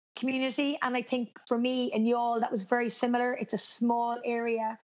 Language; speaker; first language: English; native; English